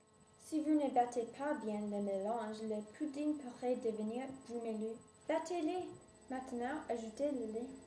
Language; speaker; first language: French; non-native, learner; English